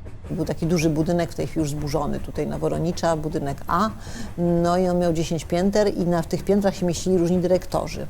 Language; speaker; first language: Polish; native; Polish